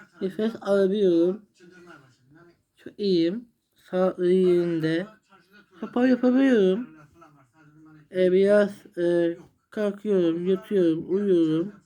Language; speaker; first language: Turkish; non-native, learner; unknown